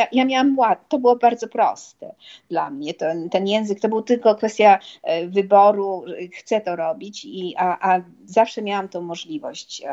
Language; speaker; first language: Polish; native; Polish